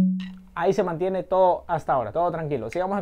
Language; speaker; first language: Spanish; native; Spanish